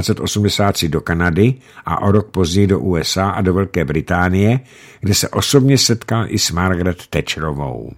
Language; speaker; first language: Czech; native; Czech